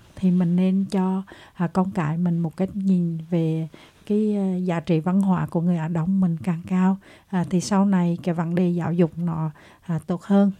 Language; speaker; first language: Vietnamese; native; Vietnamese